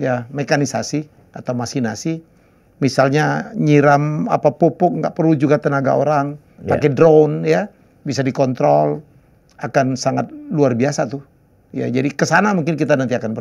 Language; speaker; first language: Indonesian; native; Indonesian